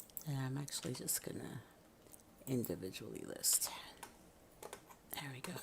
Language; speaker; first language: English; native; English